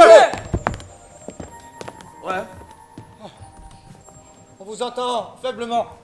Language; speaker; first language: French; native; French